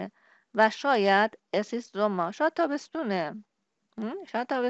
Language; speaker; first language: German; non-native, fluent; Persian